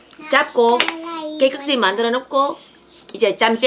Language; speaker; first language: Korean; non-native, learner; Vietnamese